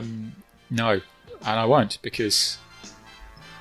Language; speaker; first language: English; native; English